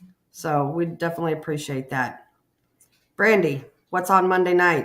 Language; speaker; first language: English; native; English